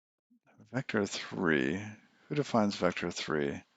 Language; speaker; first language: English; native; English